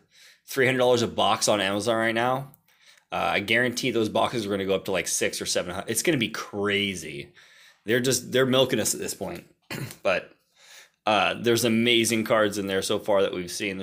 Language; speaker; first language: English; native; English